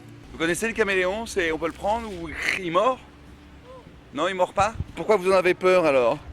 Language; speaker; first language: French; native; French